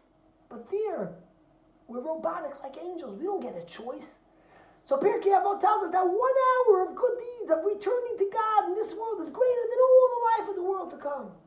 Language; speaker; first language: English; native; English